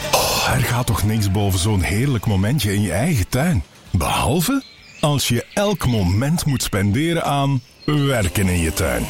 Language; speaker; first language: Dutch; native; Dutch